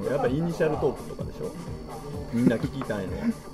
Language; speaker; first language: Japanese; native; Japanese